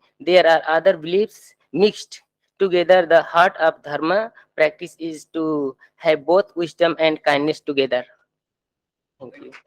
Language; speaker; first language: English; non-native, fluent; Thai